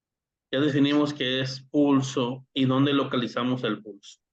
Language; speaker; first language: Spanish; native; Spanish